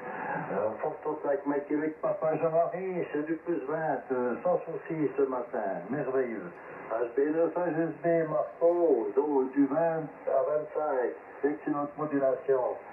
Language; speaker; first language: French; native; French